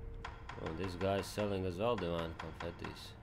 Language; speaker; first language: English; non-native, fluent; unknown